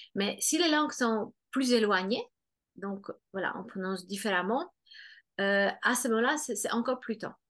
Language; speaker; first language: French; non-native, fluent; Polish